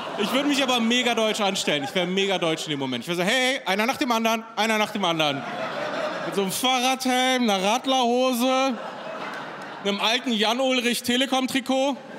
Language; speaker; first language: German; early bilingual, other home language; Persian